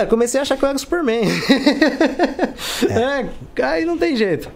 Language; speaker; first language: Portuguese; native; Portuguese